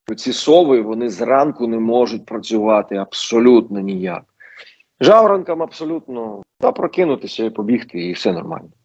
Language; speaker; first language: Ukrainian; non-native, local second language; Russian